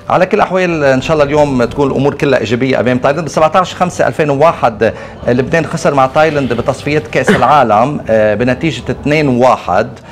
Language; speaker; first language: Arabic; native; Arabic